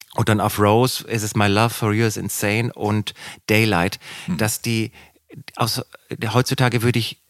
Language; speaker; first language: German; native; German